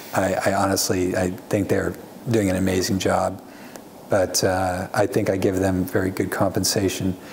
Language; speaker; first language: English; native; English